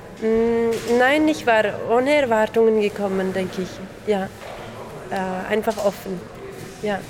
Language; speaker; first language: German; non-native, local second language; French